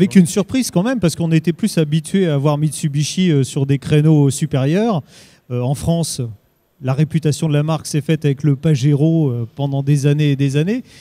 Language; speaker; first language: French; native; French